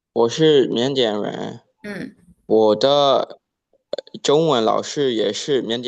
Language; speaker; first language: Chinese; non-native, learner; Burmese